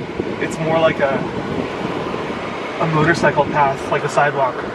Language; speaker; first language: English; native; English